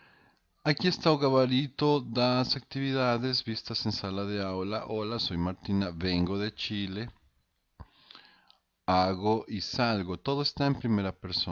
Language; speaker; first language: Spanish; non-native, fluent; Portuguese